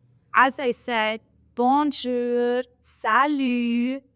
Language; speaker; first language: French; non-native, fluent; English